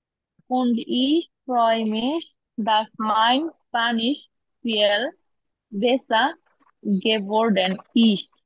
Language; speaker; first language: German; non-native, learner; Bangla